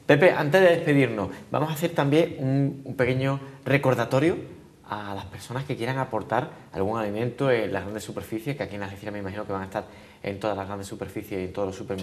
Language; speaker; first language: Spanish; native; Spanish